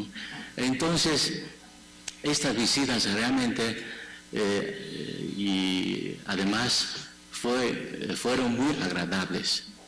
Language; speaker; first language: Spanish; non-native, fluent; Chinese